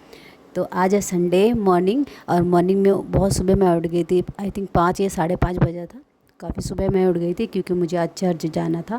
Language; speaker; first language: Hindi; native; Hindi